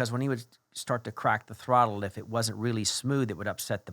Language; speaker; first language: English; native; English